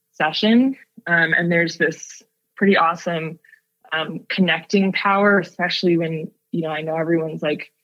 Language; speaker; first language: English; native; English